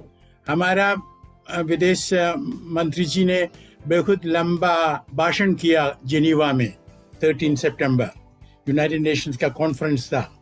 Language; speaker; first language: Hindi; non-native, local second language; Malayalam